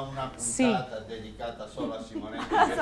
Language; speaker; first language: Italian; non-native, fluent; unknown